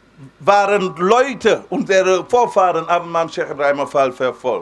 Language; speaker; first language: German; non-native, fluent; Wolof